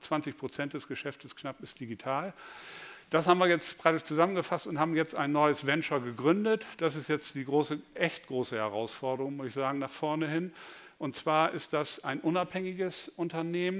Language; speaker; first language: German; native; German